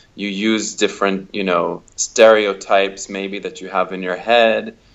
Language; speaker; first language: English; native; English